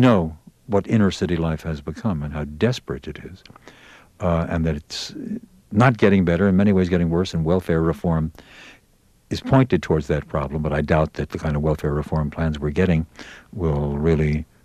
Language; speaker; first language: English; native; English